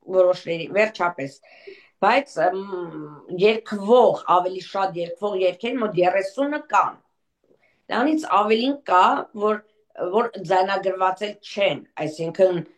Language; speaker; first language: Armenian; native; Armenian